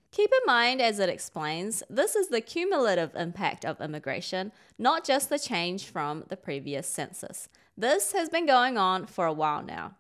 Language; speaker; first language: English; native; English